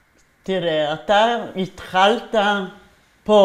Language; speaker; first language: Hebrew; non-native, fluent; Polish